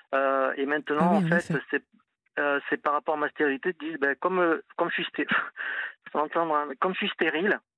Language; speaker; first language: French; native; French